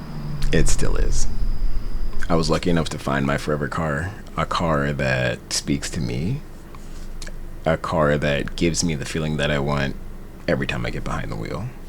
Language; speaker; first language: English; native; English